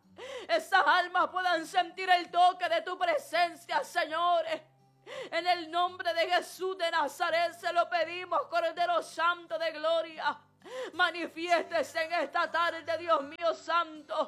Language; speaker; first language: Spanish; native; Spanish